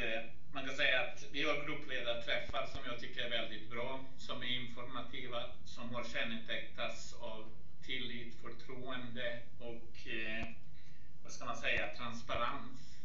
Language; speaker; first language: Swedish; non-native, fluent; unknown